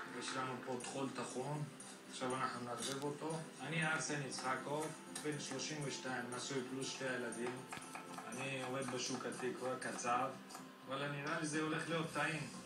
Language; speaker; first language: Hebrew; non-native, fluent; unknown